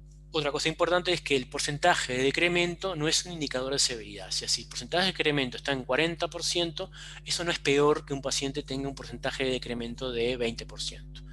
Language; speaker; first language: Spanish; native; Spanish